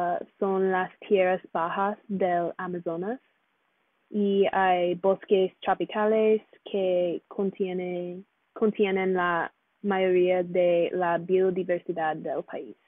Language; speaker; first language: Spanish; non-native, learner; English